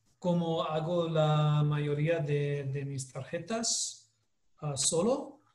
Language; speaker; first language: Spanish; non-native, learner; English